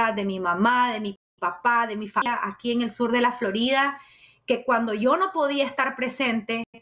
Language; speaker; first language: Spanish; native; Spanish